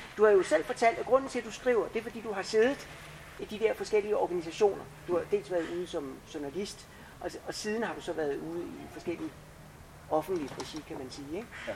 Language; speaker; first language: Danish; native; Danish